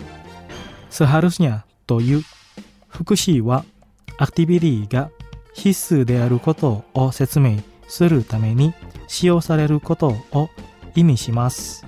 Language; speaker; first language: Japanese; non-native, fluent; Indonesian